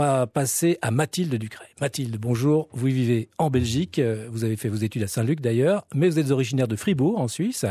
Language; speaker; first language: French; native; French